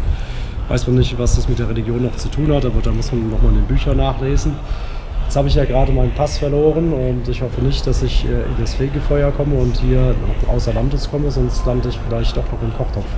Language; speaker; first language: German; native; German